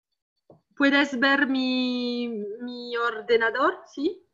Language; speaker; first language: Spanish; non-native, learner; French